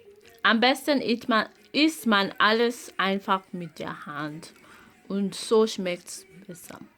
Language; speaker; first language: German; non-native, fluent; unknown